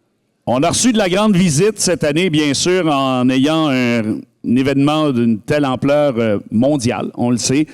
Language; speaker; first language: French; native; French